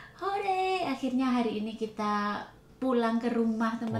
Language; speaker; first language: Indonesian; native; Indonesian